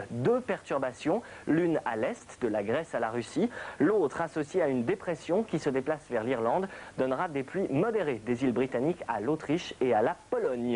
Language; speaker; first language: French; native; French